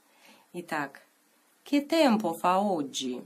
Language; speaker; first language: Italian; non-native, fluent; Russian